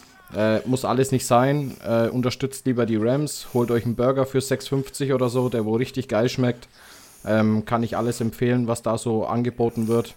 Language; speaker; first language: German; native; German